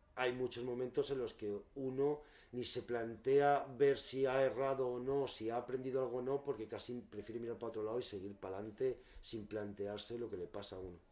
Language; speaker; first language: Spanish; native; Spanish